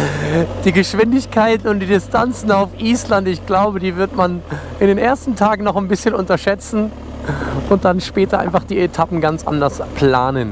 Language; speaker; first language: German; native; German